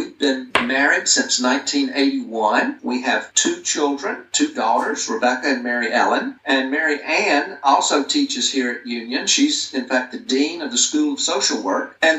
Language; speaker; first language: English; native; English